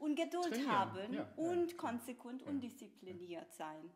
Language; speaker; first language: German; non-native, fluent; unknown